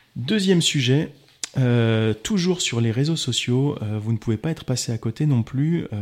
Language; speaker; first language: French; native; French